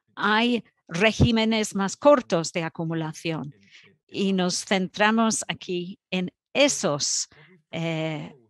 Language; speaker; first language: Spanish; non-native, fluent; Dutch